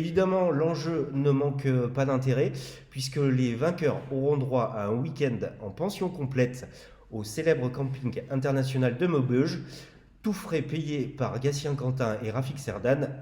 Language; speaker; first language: French; native; French